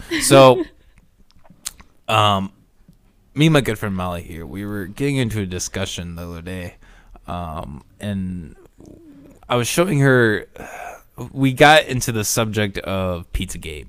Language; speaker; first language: English; native; English